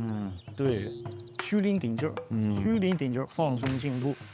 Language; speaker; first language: Chinese; native; Chinese